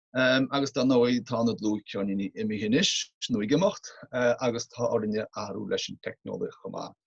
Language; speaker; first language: Irish; native; Irish